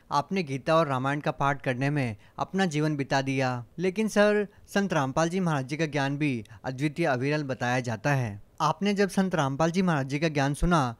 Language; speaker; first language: Hindi; native; Hindi